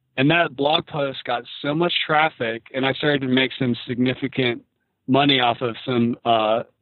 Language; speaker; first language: English; native; English